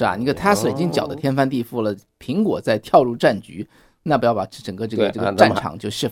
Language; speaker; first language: Chinese; native; Chinese